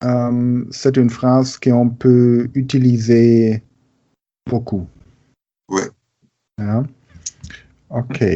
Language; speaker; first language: French; non-native, learner; German